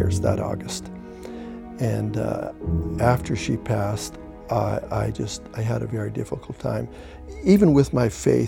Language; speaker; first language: English; early bilingual, other home language; German